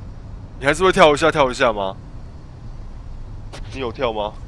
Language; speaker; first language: Chinese; native; Chinese